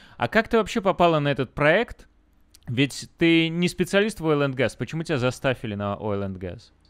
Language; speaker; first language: Russian; native; Russian